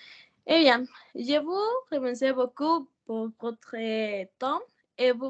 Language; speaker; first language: French; non-native, learner; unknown